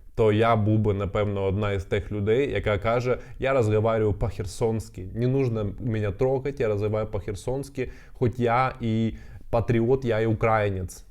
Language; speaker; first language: Ukrainian; non-native, local second language; Russian